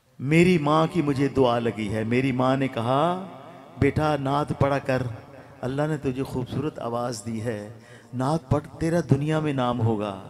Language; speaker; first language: Urdu; non-native, local second language; Punjabi